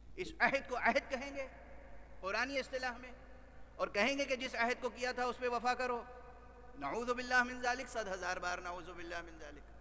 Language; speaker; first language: Urdu; native; Urdu